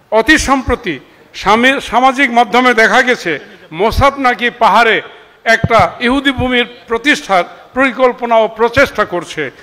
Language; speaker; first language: Bangla; non-native, local second language; Marma